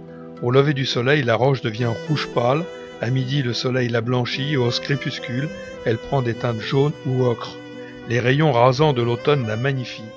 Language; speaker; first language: French; native; French